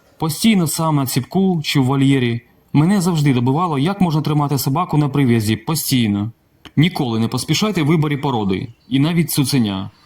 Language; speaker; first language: Ukrainian; non-native, local second language; Russian